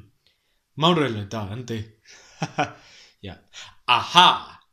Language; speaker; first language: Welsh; non-native, learner; English